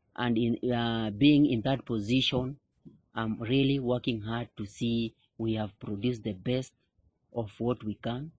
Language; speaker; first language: English; non-native, local second language; Kikuyu